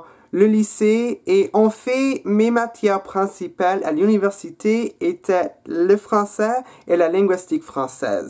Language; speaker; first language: French; non-native, local second language; English